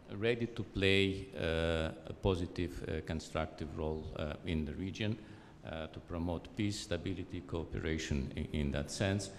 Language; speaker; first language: English; non-native, fluent; Azerbaijani